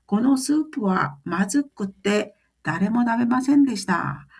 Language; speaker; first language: Japanese; non-native, fluent; Korean